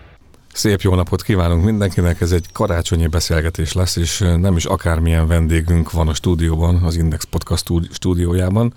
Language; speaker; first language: Hungarian; native; Hungarian